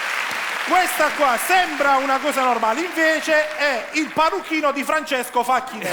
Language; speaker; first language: Italian; native; Italian